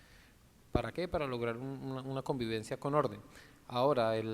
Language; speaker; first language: Spanish; native; Spanish